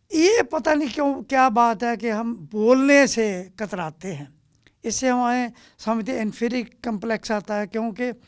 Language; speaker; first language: Hindi; non-native, local second language; Dogri